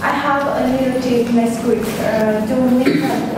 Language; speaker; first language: English; non-native, learner; Vietnamese